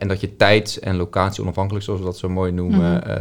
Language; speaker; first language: Dutch; native; Dutch